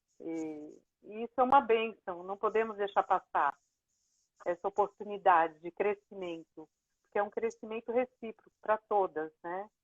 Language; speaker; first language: Portuguese; native; Portuguese